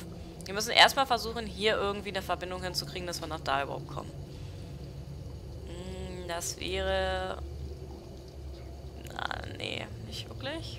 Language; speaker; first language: German; native; German